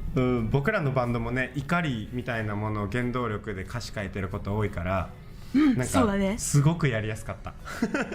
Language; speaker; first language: Japanese; native; Japanese